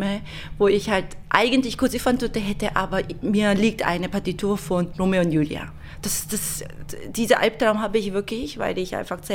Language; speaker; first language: German; non-native, fluent; Korean